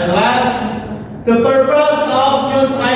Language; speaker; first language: English; non-native, fluent; Indonesian